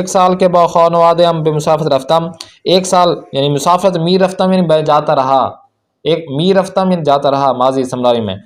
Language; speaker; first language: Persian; non-native, fluent; Urdu